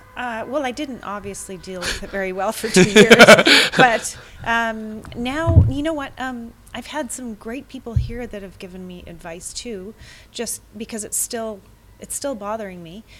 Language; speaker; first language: English; native; English